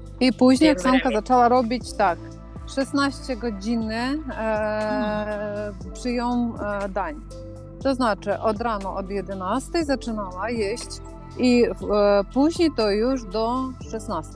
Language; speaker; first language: Polish; non-native, fluent; Ukrainian